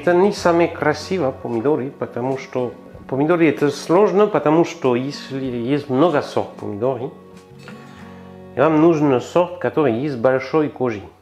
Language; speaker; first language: Russian; non-native, learner; French